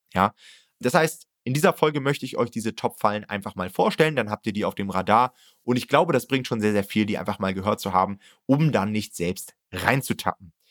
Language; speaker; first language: German; native; German